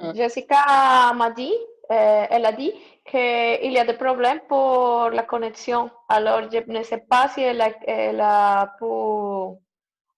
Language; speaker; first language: French; non-native, learner; Spanish